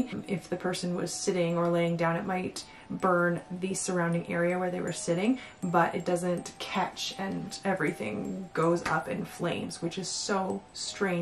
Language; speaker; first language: English; native; English